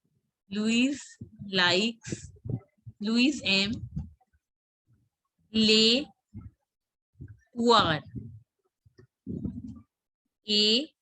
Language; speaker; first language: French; non-native, fluent; Hindi